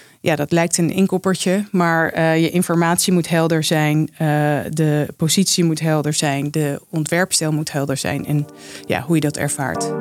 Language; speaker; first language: Dutch; native; Dutch